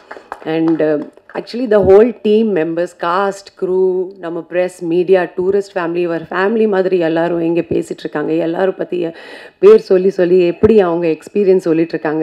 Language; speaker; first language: Tamil; non-native, fluent; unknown